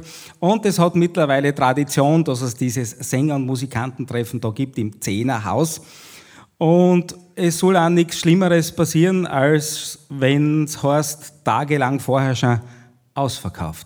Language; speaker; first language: German; native; German